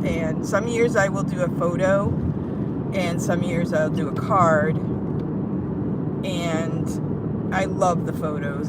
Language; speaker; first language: English; native; English